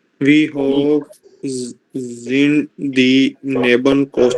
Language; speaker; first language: German; non-native, learner; Urdu